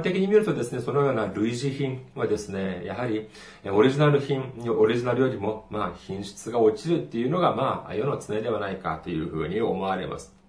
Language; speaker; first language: Japanese; non-native, fluent; Korean